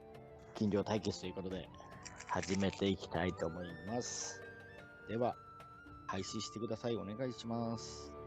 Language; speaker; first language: Japanese; native; Japanese